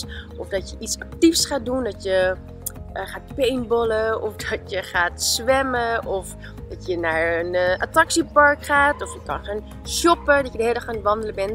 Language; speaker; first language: Dutch; native; Dutch